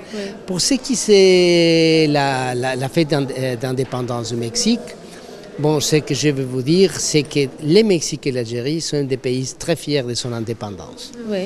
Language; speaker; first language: French; non-native, fluent; Spanish